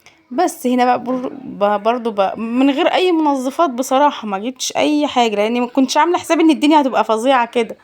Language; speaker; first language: Arabic; native; Arabic